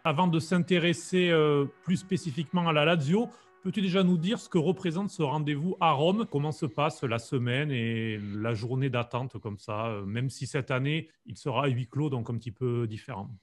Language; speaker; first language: French; native; French